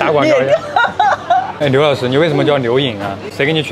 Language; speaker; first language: Chinese; native; Chinese